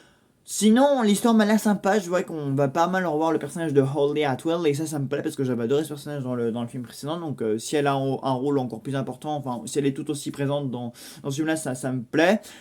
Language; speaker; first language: French; native; French